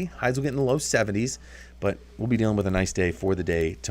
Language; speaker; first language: English; native; English